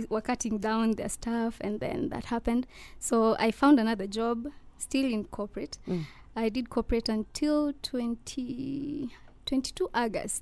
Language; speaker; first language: English; non-native, local second language; Luo (Kenya and Tanzania)